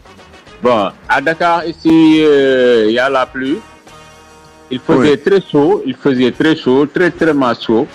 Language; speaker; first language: French; non-native, local second language; Wolof